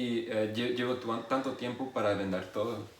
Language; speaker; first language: Spanish; non-native, fluent; English